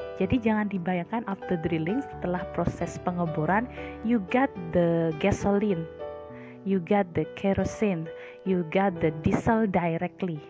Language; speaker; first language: English; non-native, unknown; Indonesian